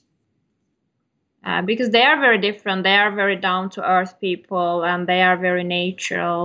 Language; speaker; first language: English; non-native, fluent; Turkish